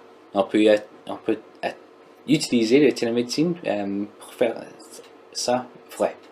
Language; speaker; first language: French; non-native, learner; English